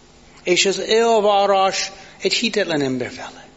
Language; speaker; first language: Hungarian; non-native, fluent; English